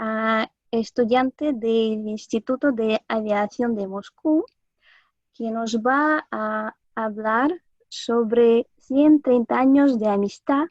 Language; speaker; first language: Spanish; non-native, fluent; Russian